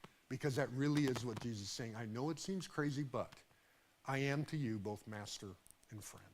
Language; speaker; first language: English; native; English